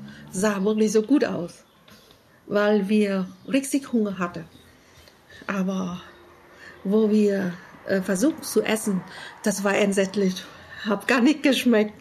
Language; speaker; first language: German; non-native, learner; Vietnamese